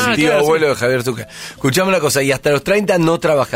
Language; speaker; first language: Spanish; native; Spanish